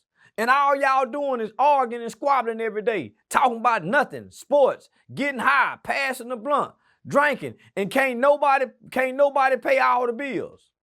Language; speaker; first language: English; native; English